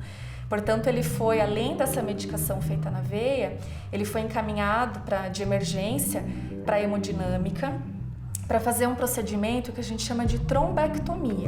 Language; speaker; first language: Portuguese; native; Portuguese